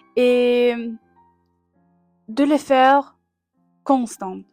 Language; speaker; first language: French; non-native, learner; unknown